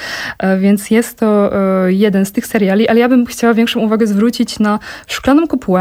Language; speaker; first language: Polish; native; Polish